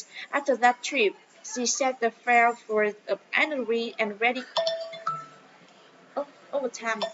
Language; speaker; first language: English; non-native, learner; Vietnamese